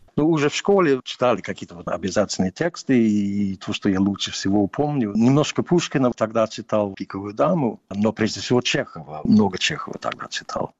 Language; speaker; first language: Russian; non-native, fluent; English